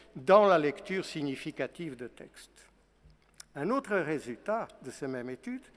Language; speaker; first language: French; non-native, fluent; Portuguese